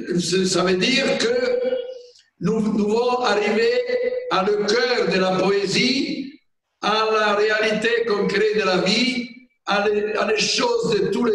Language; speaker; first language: French; non-native, fluent; Italian